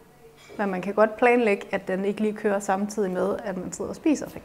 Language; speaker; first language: Danish; native; Danish